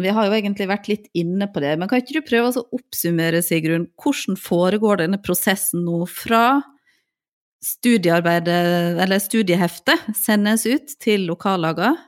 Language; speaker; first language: Norwegian; native; Norwegian